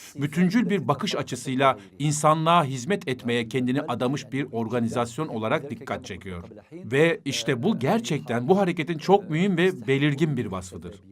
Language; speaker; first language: Turkish; non-native, fluent; Arabic